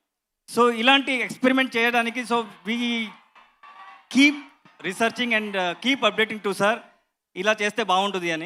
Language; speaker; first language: Telugu; non-native, learner; Kannada